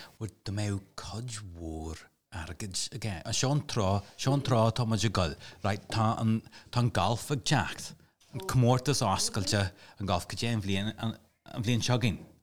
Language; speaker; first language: Irish; non-native, local second language; English